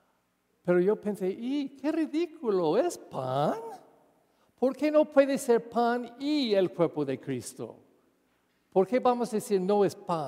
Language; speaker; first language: Spanish; non-native, fluent; English